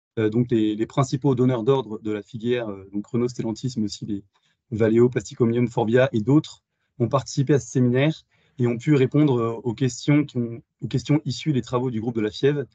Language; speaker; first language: French; native; French